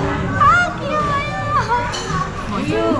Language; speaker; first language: Korean; non-native, learner; Vietnamese